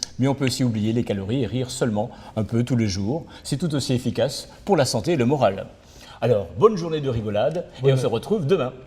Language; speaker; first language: French; native; French